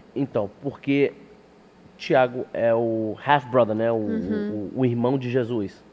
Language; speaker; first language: Portuguese; early bilingual, heritage; English